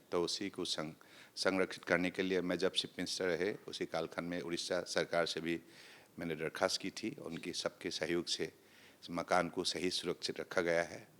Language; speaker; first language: Hindi; non-native, local second language; Assamese